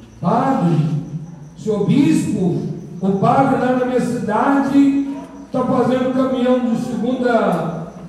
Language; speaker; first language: Portuguese; native; Portuguese